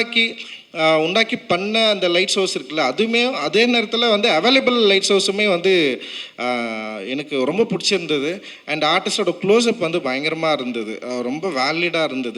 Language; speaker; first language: Tamil; native; Tamil